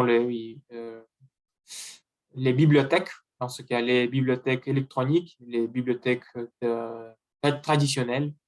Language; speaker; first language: French; non-native, learner; Russian